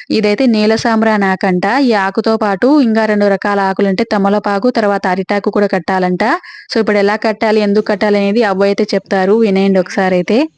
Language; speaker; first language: Telugu; non-native, local second language; Lambadi